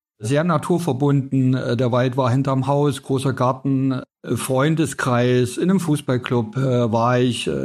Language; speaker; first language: German; native; German